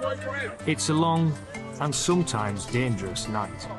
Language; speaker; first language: English; native; English